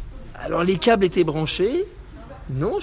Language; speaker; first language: French; native; French